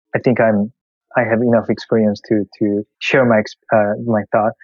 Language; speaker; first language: English; non-native, fluent; Korean